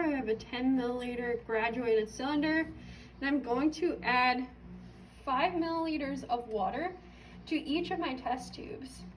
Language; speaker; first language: English; native; English